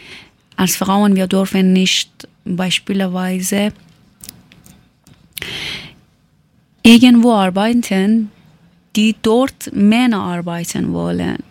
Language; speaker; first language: German; non-native, learner; Persian